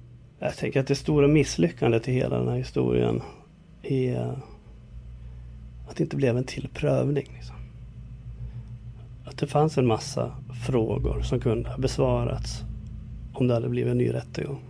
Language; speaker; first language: Swedish; native; Swedish